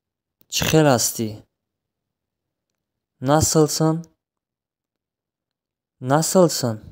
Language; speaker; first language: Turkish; non-native, fluent; Tajik